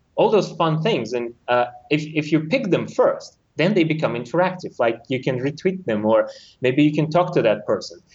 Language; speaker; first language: English; non-native, fluent; Russian